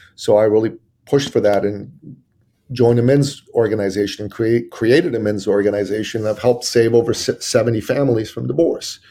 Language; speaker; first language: English; early bilingual, other home language; Persian